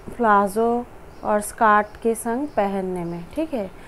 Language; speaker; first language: Hindi; non-native, local second language; Bangla